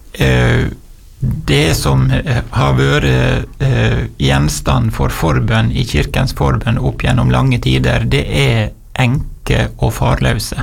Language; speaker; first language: Norwegian; native; Norwegian